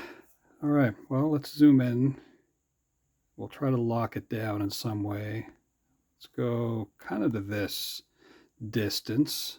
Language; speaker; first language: English; native; English